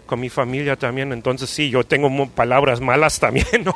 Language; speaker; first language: Spanish; non-native, fluent; German